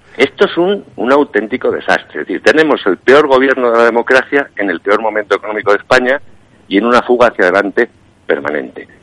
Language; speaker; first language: Spanish; native; Spanish